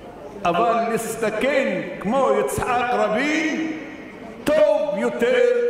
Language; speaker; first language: Hebrew; non-native, local second language; Arabic